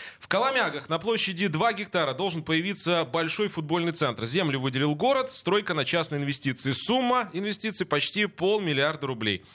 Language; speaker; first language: Russian; native; Russian